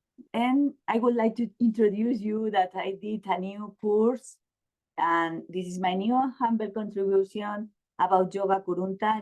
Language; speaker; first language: English; non-native, learner; Spanish